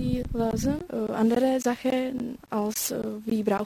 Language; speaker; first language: German; non-native, learner; Czech